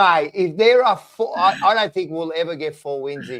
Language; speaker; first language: English; native; English